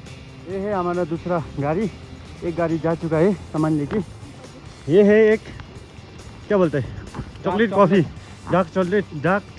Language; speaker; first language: Hindi; non-native, local second language; Nepali